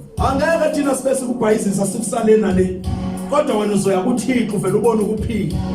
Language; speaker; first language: Zulu; non-native, local second language; Xhosa